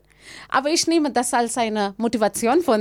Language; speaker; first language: German; non-native, fluent; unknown